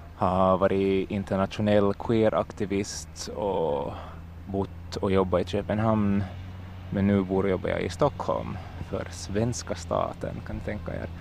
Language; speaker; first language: Swedish; native; Swedish